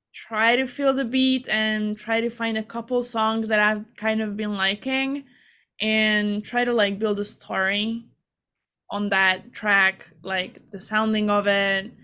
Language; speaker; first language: English; non-native, fluent; Hungarian